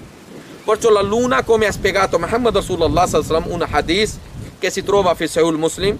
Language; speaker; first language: Italian; non-native, fluent; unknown